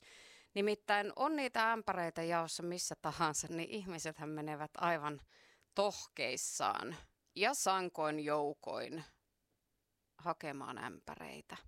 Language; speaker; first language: Finnish; native; Finnish